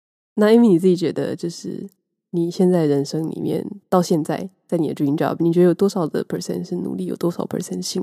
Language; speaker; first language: Chinese; native; Chinese